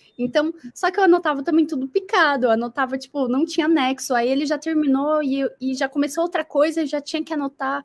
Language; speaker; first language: Portuguese; native; Portuguese